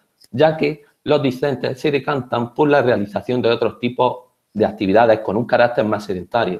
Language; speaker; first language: Spanish; native; Spanish